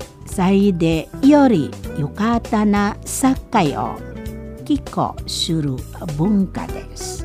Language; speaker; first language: Japanese; non-native, learner; Indonesian